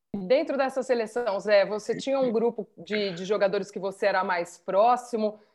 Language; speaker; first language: Portuguese; native; Portuguese